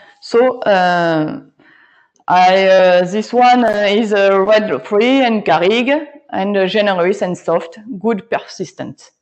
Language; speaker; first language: English; non-native, learner; French